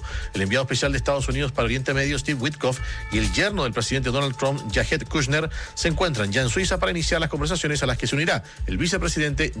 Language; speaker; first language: Spanish; native; Spanish